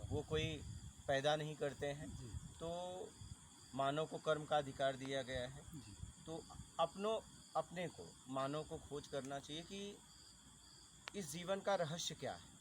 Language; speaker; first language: Hindi; native; Hindi